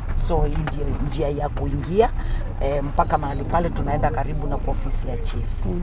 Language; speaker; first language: Swahili; non-native, local second language; Kamba